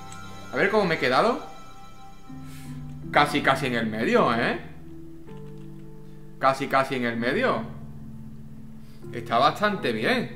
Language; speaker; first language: Spanish; native; Spanish